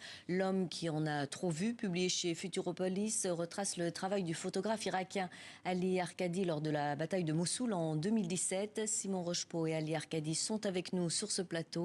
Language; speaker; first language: French; native; French